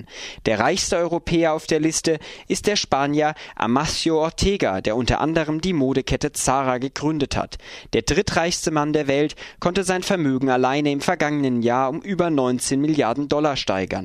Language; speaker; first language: German; native; German